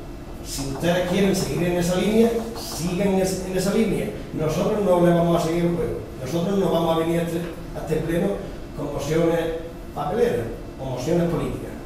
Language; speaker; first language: Spanish; native; Spanish